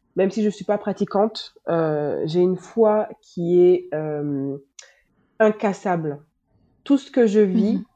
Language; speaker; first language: French; native; French